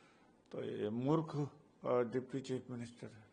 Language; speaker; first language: Hindi; native; Hindi